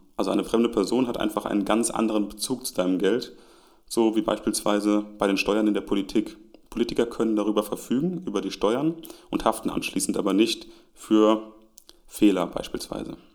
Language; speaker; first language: German; native; German